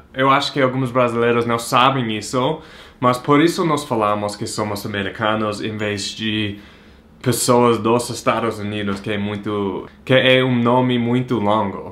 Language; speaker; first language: Portuguese; non-native, fluent; English